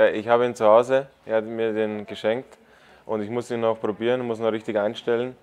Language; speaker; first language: German; native; German